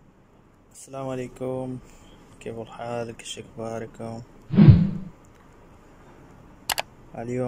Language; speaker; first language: Arabic; non-native, learner; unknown